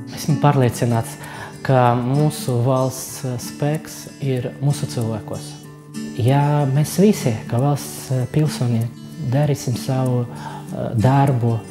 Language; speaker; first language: Latvian; non-native, local second language; Russian